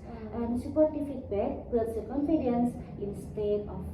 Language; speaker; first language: English; non-native, learner; Indonesian